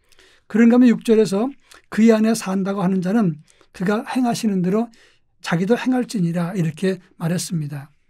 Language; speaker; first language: Korean; native; Korean